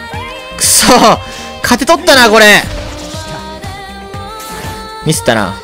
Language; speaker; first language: Japanese; native; Japanese